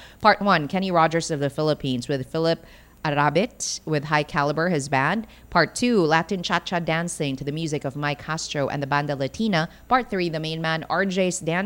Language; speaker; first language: English; non-native, local second language; Cebuano